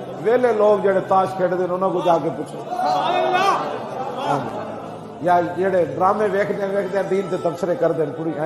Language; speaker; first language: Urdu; non-native, local second language; Punjabi